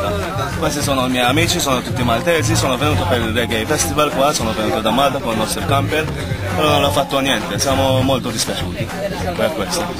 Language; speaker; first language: Italian; non-native, fluent; Maltese